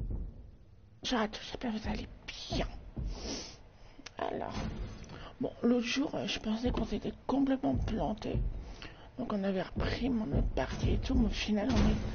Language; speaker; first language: French; native; French